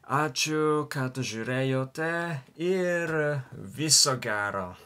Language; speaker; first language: Lithuanian; non-native, learner; Japanese